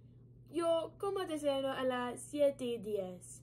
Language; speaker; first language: Spanish; non-native, learner; English